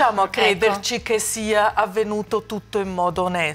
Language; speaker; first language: Italian; native; Italian